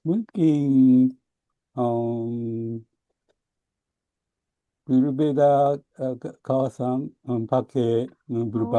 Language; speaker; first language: Indonesian; non-native, learner; Japanese